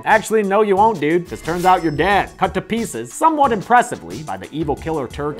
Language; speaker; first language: English; native; English